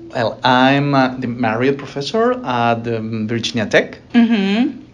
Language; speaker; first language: English; non-native, fluent; Spanish